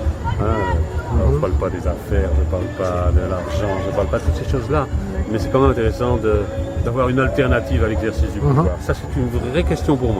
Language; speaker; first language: French; native; French